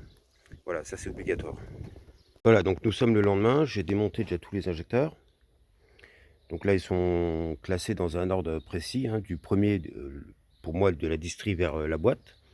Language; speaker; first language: French; native; French